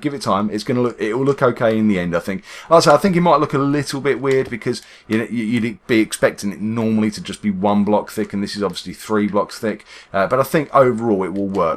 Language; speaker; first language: English; native; English